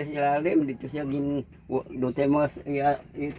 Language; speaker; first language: Filipino; non-native, local second language; Cebuano